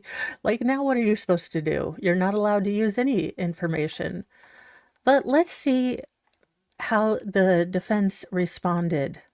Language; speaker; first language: English; native; English